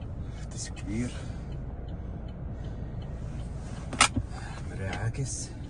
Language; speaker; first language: Arabic; native; Arabic